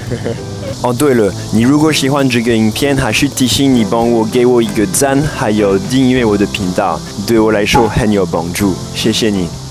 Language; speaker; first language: Chinese; non-native, fluent; French